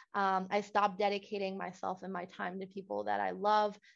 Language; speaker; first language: English; non-native, fluent; Spanish